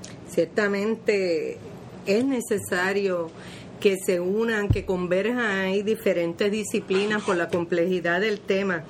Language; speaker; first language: Spanish; native; Spanish